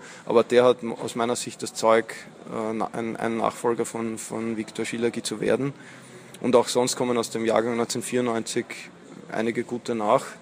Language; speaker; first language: German; native; German